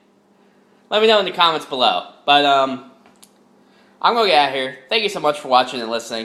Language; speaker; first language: English; native; English